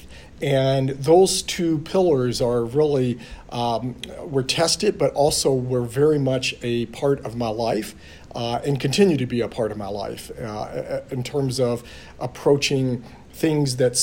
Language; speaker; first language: English; native; English